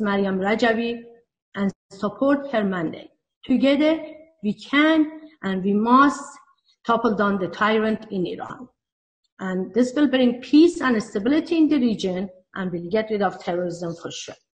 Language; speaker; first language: English; non-native, fluent; Persian